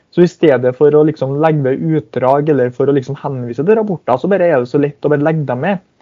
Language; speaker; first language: Norwegian; native; Norwegian